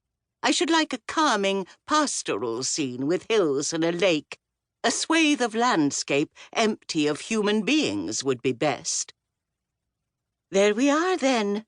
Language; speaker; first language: English; native; English